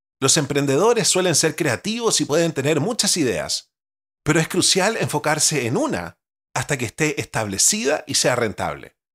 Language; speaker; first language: Spanish; native; Spanish